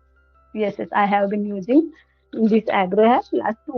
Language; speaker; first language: English; non-native, learner; Hindi